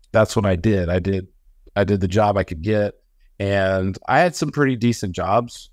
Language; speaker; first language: English; native; English